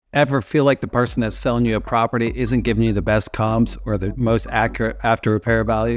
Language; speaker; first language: English; native; English